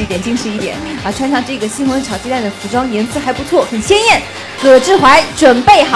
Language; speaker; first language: Chinese; native; Chinese